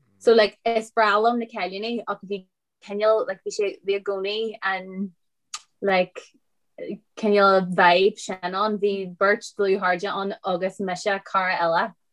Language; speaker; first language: Irish; non-native, local second language; English